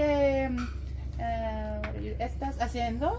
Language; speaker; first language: Spanish; non-native, learner; English